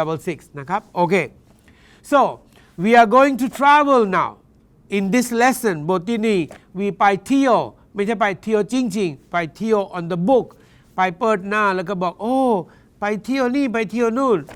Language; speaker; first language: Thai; non-native, learner; English